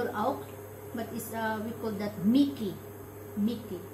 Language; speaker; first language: English; non-native, learner; Filipino